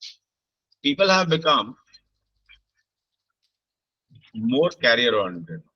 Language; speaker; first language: English; non-native, local second language; Hindi